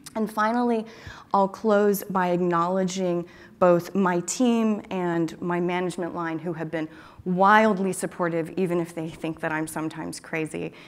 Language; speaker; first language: English; native; English